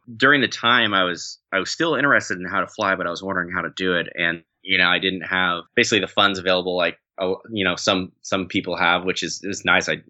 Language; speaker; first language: English; native; English